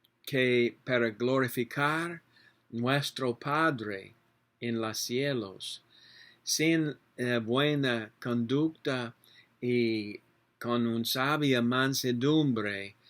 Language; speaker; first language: Spanish; non-native, learner; English